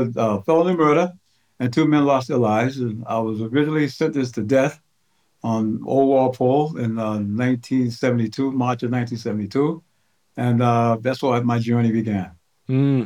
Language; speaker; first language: English; native; English